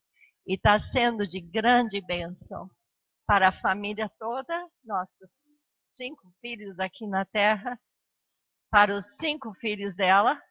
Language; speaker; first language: Portuguese; non-native, fluent; English